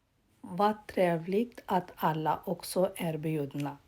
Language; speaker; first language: Swedish; non-native, fluent; Urdu